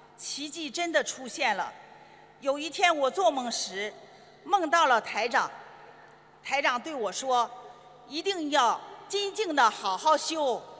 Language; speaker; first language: Chinese; native; Chinese